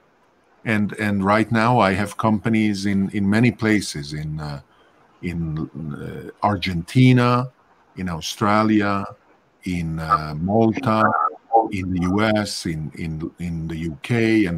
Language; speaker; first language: English; non-native, fluent; Hungarian